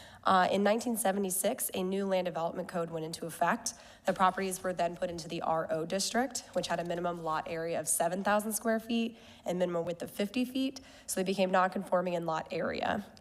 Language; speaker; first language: English; native; English